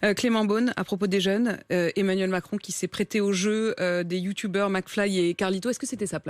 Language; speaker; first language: French; native; French